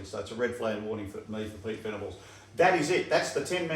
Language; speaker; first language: English; native; English